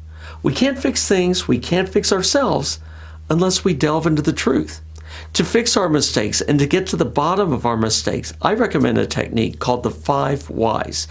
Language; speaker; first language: English; native; English